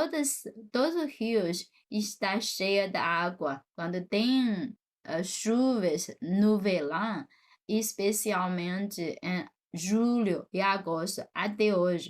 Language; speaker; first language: Portuguese; non-native, fluent; Chinese